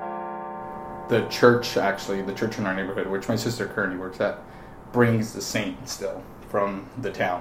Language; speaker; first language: English; native; English